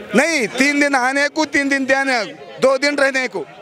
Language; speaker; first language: Hindi; native; Hindi